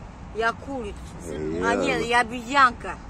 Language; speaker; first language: Russian; non-native, learner; Kyrgyz